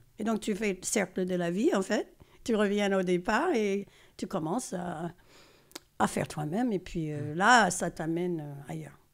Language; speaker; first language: French; non-native, fluent; English